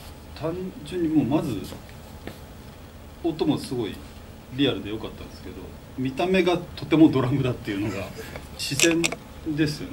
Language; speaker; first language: Japanese; native; Japanese